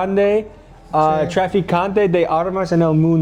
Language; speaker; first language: Spanish; non-native, learner; English